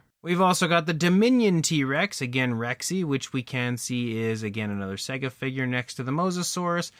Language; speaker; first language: English; native; English